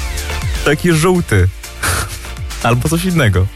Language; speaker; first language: Polish; native; Polish